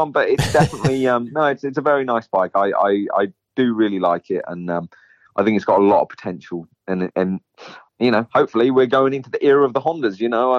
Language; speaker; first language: English; native; English